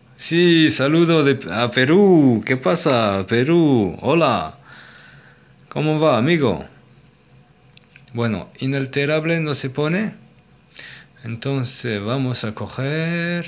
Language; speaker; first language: Spanish; non-native, learner; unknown